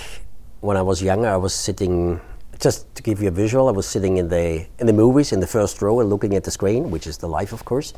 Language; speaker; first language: English; non-native, fluent; German